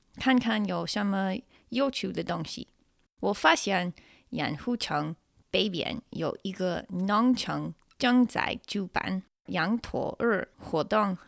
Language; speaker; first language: Chinese; non-native, fluent; English